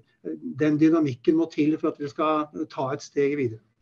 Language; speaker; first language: Norwegian; native; Norwegian